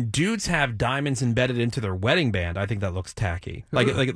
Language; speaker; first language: English; native; English